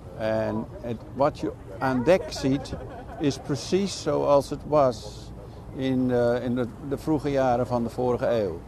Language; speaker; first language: Dutch; native; Dutch